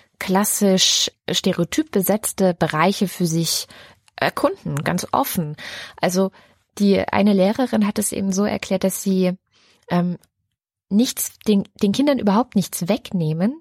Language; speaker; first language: German; native; German